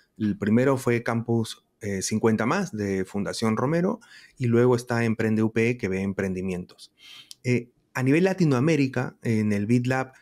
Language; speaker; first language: Spanish; native; Spanish